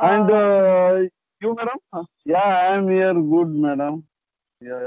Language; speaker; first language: English; non-native, learner; Kannada